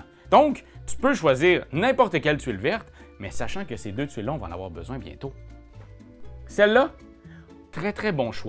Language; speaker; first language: French; native; French